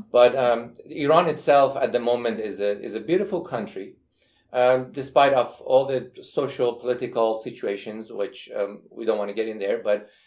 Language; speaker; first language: English; non-native, fluent; Persian